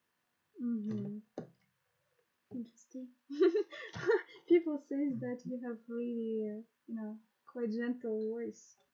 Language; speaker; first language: English; non-native, learner; Russian